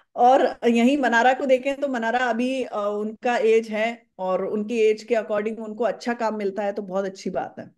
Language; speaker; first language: Hindi; native; Hindi